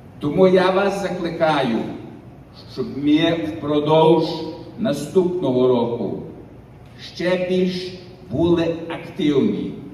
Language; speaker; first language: Ukrainian; early bilingual, heritage; Ukrainian